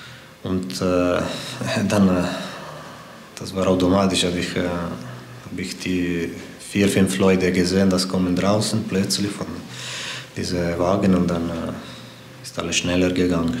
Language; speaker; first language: German; non-native, fluent; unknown